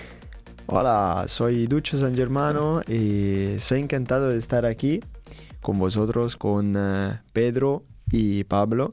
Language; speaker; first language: Spanish; non-native, learner; Italian